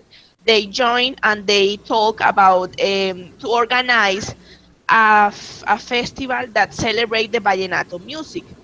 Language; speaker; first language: English; non-native, learner; Spanish